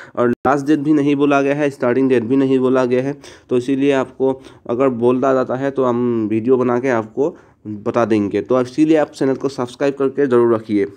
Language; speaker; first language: Hindi; non-native, local second language; Assamese